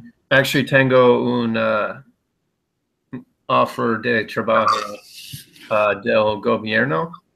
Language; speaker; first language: Spanish; non-native, learner; English